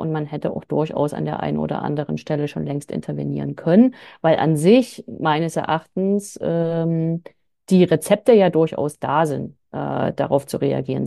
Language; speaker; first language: German; native; German